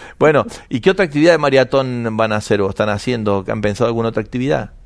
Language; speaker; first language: Spanish; native; Spanish